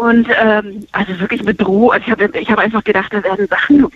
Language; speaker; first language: German; native; German